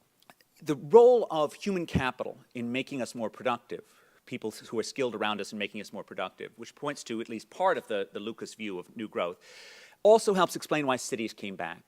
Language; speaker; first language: English; native; English